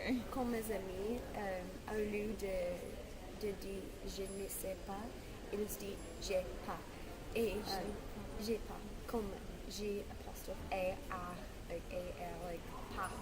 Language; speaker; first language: French; non-native, learner; English